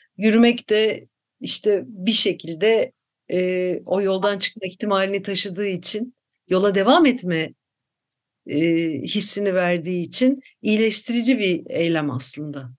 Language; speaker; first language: Turkish; native; Turkish